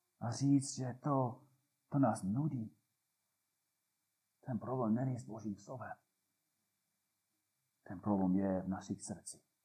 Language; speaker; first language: Czech; non-native, fluent; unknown